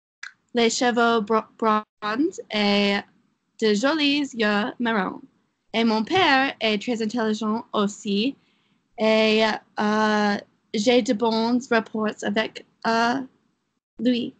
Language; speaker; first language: French; non-native, learner; English